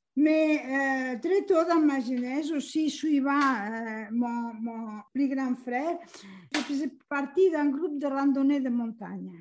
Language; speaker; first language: French; non-native, fluent; Spanish